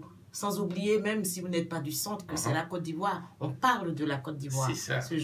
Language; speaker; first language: French; non-native, local second language; Baoulé